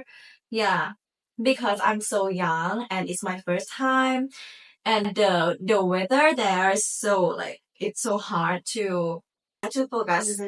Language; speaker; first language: English; non-native, learner; Thai